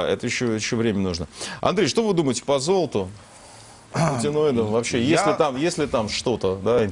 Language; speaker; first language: Russian; native; Russian